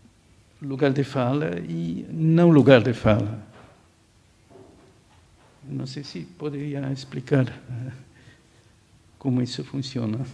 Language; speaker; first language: Portuguese; non-native, fluent; Dutch